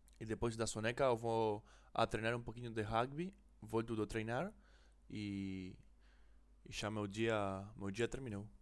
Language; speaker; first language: Portuguese; non-native, learner; Spanish